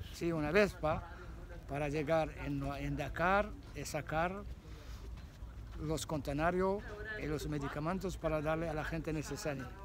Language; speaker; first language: Spanish; non-native, learner; Arabic